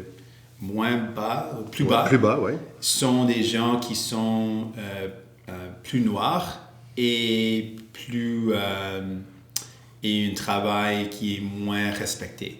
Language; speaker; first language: French; non-native, local second language; English